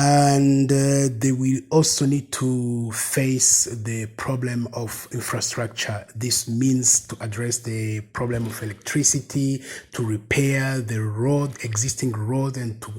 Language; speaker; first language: English; non-native, fluent; Rundi